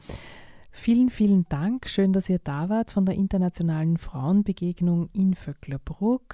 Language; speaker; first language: German; native; German